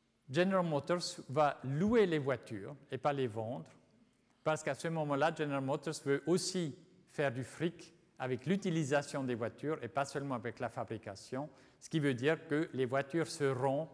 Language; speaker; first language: French; non-native, fluent; Swiss German